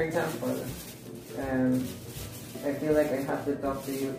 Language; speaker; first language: English; non-native, local second language; Filipino